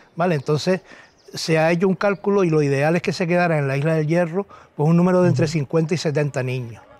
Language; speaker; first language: Spanish; native; Spanish